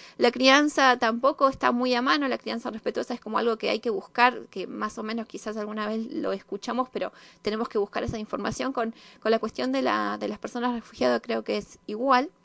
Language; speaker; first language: Spanish; native; Spanish